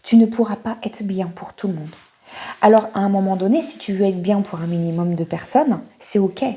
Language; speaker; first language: French; native; French